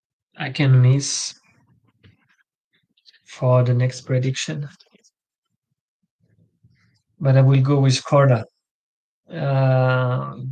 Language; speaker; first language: English; non-native, learner; French